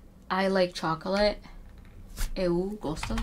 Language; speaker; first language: Portuguese; non-native, learner; English